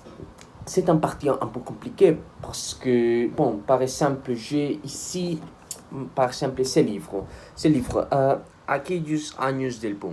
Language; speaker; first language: French; non-native, learner; Spanish